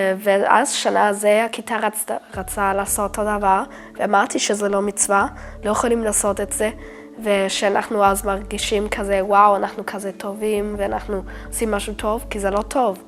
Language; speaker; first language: Hebrew; early bilingual, heritage; German